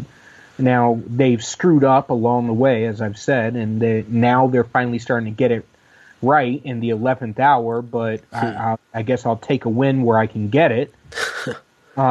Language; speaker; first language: English; native; English